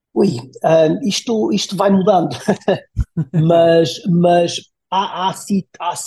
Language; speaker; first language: Portuguese; early bilingual, heritage; Portuguese